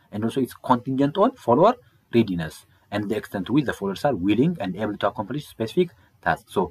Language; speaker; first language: English; non-native, local second language; Amharic